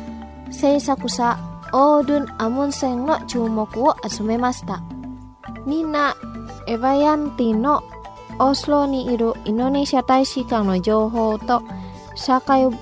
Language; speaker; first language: Japanese; non-native, fluent; Indonesian